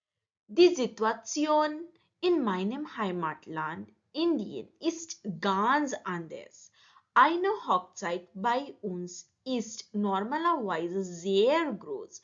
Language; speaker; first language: German; non-native, learner; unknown